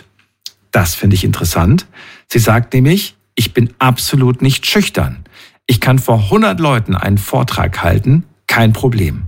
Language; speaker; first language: German; native; German